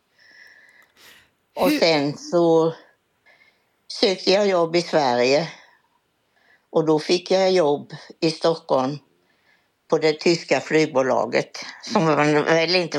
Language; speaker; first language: Swedish; native; Swedish